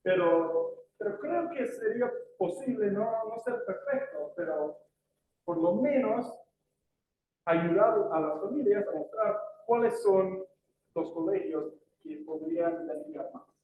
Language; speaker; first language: Spanish; non-native, fluent; English